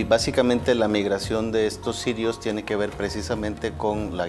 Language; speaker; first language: Spanish; native; Spanish